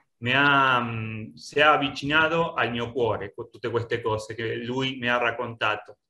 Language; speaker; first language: Italian; non-native, learner; Spanish